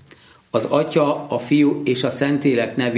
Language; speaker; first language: Hungarian; native; Hungarian